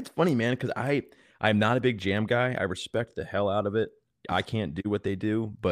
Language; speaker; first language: English; native; English